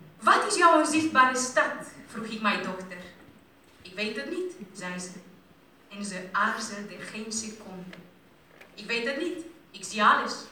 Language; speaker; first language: Dutch; non-native, fluent; Romanian